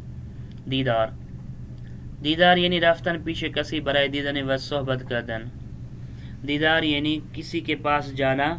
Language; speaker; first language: Persian; non-native, fluent; Urdu